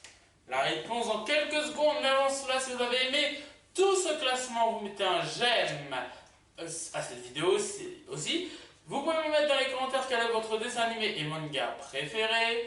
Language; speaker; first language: French; native; French